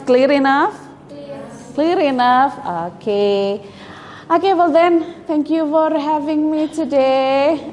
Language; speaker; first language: English; non-native, fluent; Indonesian